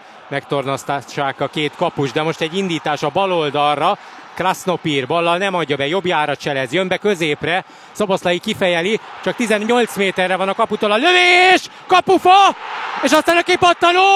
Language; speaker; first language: Hungarian; native; Hungarian